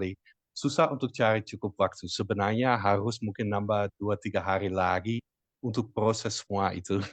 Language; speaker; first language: Indonesian; non-native, fluent; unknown